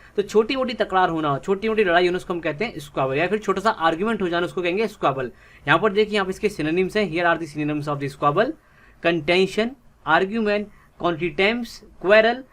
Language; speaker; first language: Hindi; native; Hindi